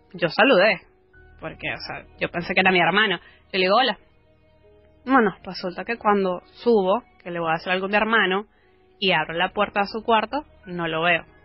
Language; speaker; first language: Spanish; native; Spanish